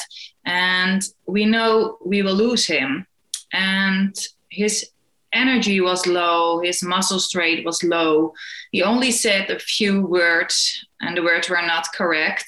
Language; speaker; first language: English; non-native, fluent; Dutch